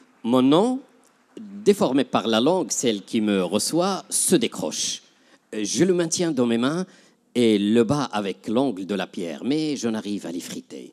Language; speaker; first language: French; non-native, local second language; Arabic